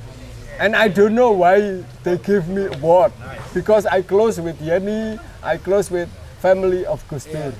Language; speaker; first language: English; non-native, learner; Indonesian